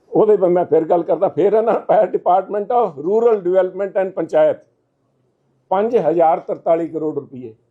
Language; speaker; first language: Punjabi; native; Punjabi